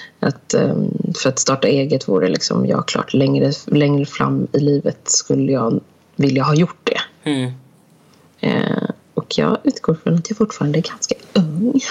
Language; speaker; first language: Swedish; early bilingual, other home language; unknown